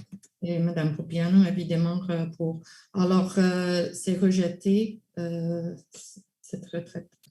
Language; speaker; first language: French; non-native, local second language; English